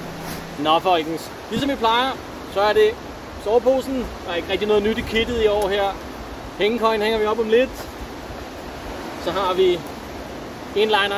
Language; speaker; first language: Danish; native; Danish